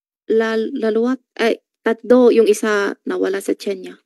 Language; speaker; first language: Filipino; non-native, learner; Chinese